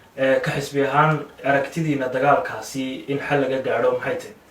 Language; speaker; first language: Somali; native; Somali